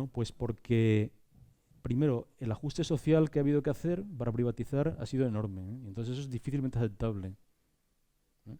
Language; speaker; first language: Spanish; native; Spanish